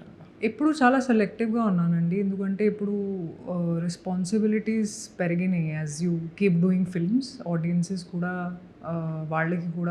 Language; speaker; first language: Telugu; non-native, fluent; Hindi